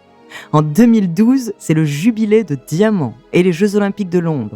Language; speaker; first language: French; native; French